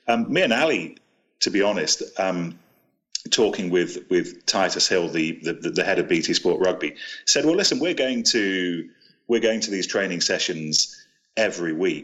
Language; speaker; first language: English; native; English